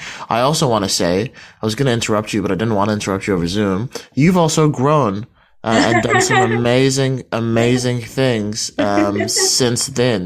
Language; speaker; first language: English; native; English